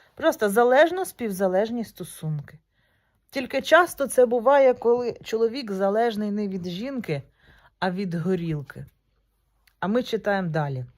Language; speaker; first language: Ukrainian; non-native, local second language; Russian